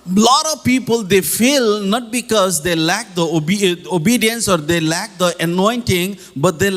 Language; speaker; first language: English; non-native, local second language; Nepali